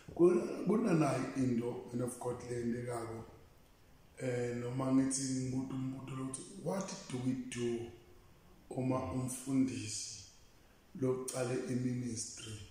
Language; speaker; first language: Zulu; non-native, local second language; Swati